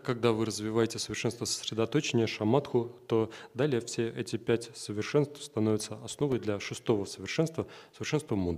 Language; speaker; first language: Russian; native; Russian